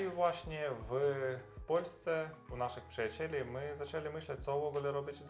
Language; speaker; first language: Polish; non-native, learner; Russian